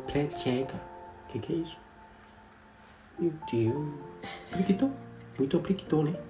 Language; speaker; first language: Portuguese; non-native, learner; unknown